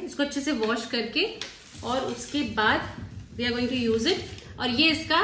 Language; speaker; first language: Hindi; native; Hindi